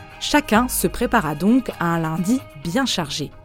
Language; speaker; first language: French; native; French